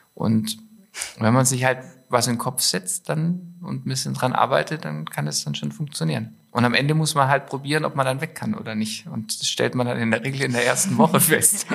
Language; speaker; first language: German; native; German